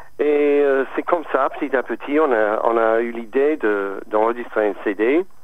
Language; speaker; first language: French; non-native, fluent; English